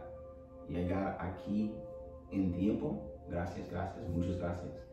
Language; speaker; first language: Spanish; non-native, learner; English